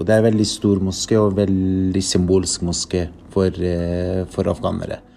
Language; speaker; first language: Norwegian; non-native, fluent; Persian